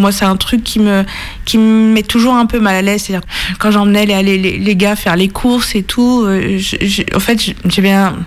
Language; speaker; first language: French; native; French